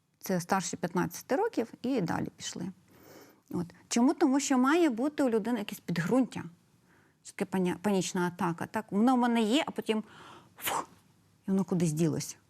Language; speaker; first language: Ukrainian; native; Ukrainian